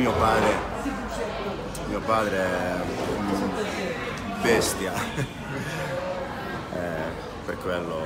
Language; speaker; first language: Italian; non-native, learner; Dutch